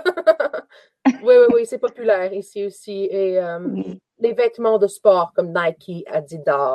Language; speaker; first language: French; native; French